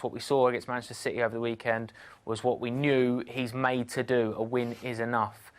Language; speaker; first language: English; native; English